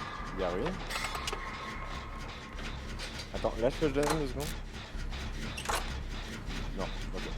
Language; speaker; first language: French; native; French